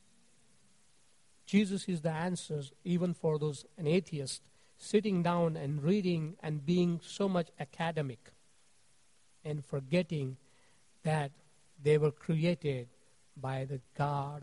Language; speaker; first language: English; non-native, local second language; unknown